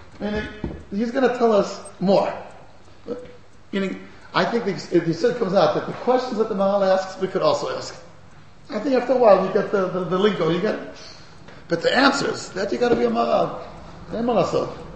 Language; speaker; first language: English; native; English